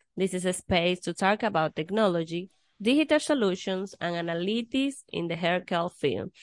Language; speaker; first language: English; non-native, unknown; Spanish